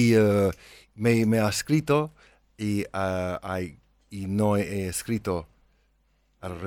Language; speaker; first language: Spanish; non-native, learner; English